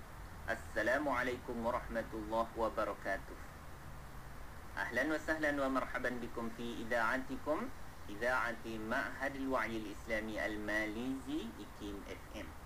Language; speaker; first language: Arabic; non-native, fluent; Malay